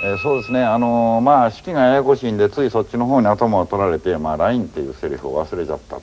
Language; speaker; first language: Japanese; native; Japanese